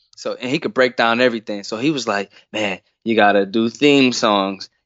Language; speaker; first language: English; native; English